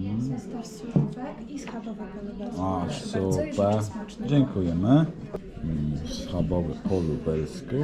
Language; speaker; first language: Polish; non-native, fluent; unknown